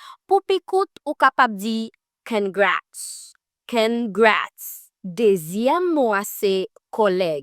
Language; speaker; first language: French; non-native, learner; Haitian Creole